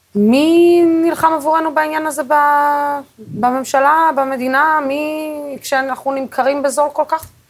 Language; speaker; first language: Hebrew; non-native, local second language; Arabic